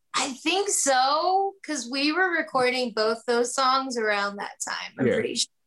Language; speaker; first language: English; native; English